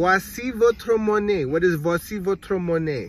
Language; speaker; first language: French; non-native, learner; English